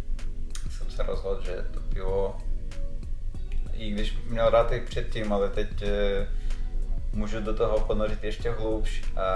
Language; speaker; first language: Czech; non-native, fluent; Russian